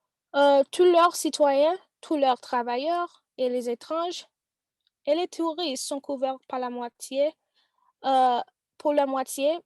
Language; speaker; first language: French; non-native, learner; English